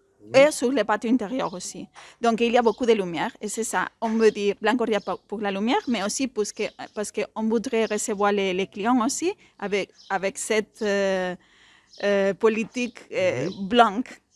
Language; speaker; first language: French; non-native, fluent; Spanish